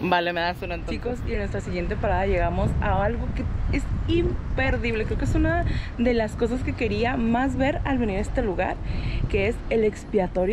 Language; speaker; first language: Spanish; native; Spanish